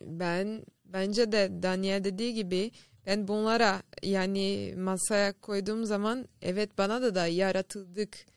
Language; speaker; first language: Turkish; non-native, learner; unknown